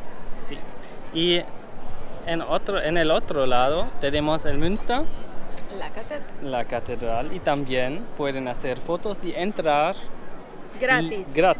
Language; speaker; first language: Spanish; non-native, fluent; German